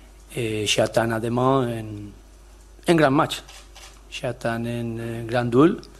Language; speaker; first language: French; non-native, learner; Spanish